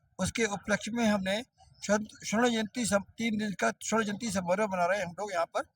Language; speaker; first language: Hindi; native; Hindi